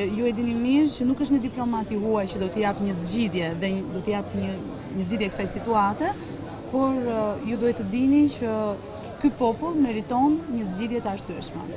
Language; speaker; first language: Albanian; native; Albanian